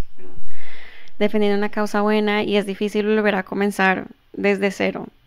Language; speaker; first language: Spanish; early bilingual, heritage; Spanish